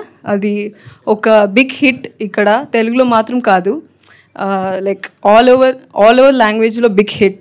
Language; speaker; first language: Telugu; non-native, learner; Tamil